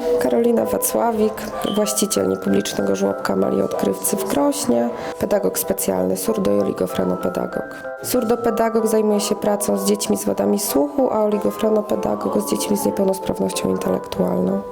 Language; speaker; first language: Polish; native; Polish